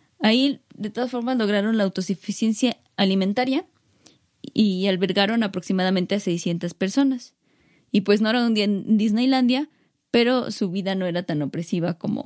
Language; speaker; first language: Spanish; native; Spanish